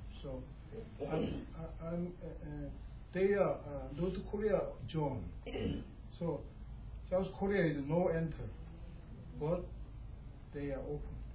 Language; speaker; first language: English; non-native, learner; Korean